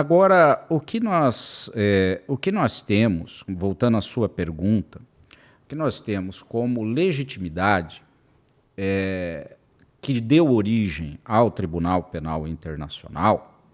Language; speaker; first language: Portuguese; native; Portuguese